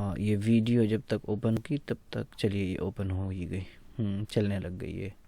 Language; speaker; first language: Urdu; native; Urdu